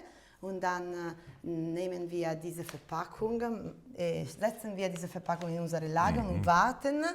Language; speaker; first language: German; non-native, fluent; Italian